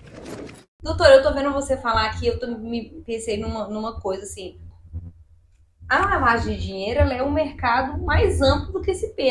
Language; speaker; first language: Portuguese; native; Portuguese